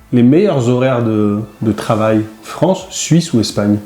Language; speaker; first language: French; non-native, fluent; Spanish